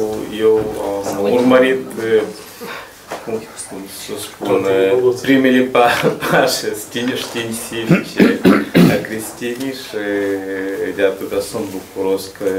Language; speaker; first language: Romanian; non-native, local second language; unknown